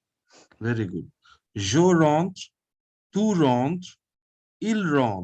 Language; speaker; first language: French; non-native, fluent; Bangla